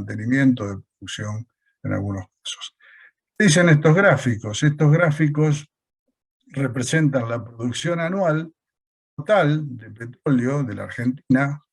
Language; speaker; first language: Spanish; native; Spanish